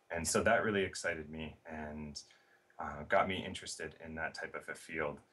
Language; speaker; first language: English; native; English